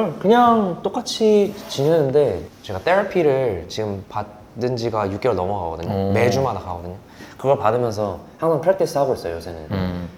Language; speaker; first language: Korean; early bilingual, heritage; Korean